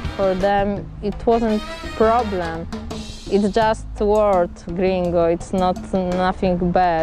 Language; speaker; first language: English; non-native, learner; Polish